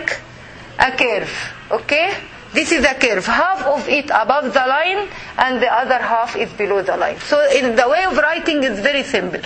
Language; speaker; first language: English; non-native, fluent; Arabic